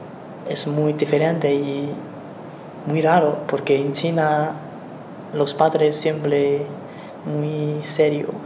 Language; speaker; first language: Spanish; non-native, learner; Chinese